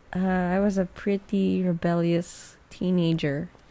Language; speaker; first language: English; non-native, local second language; Filipino